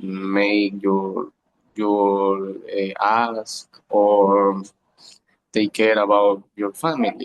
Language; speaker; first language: English; non-native, learner; Spanish